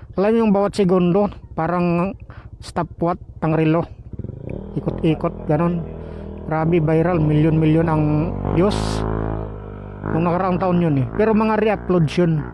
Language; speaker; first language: Filipino; non-native, local second language; Cebuano